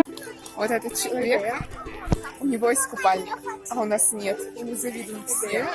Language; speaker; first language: Russian; native; Russian